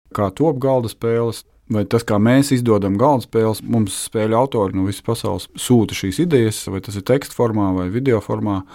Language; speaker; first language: Latvian; native; Latvian